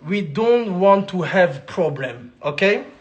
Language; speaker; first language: English; non-native, learner; French